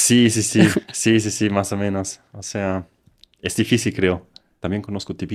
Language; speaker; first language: Spanish; non-native, fluent; German